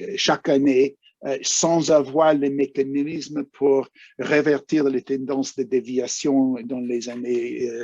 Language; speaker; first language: French; non-native, fluent; English